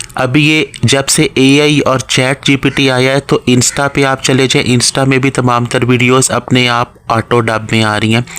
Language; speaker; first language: Urdu; non-native, local second language; Punjabi